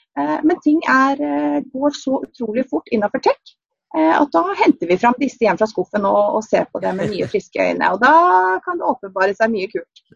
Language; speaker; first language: Norwegian; native; Norwegian